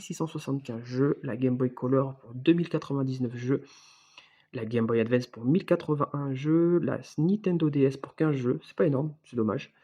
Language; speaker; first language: French; native; French